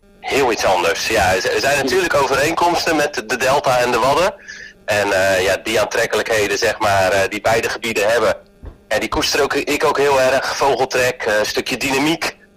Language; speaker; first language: Dutch; native; Dutch